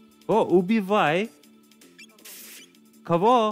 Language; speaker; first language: Russian; non-native, learner; English